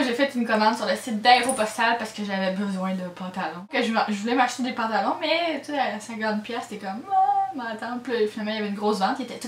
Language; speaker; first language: French; native; French